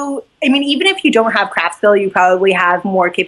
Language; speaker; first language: English; native; English